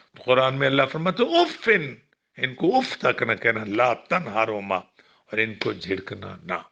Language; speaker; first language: Urdu; non-native, local second language; Punjabi